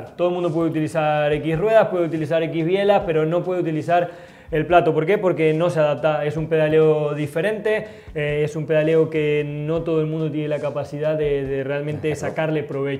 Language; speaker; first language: Spanish; native; Spanish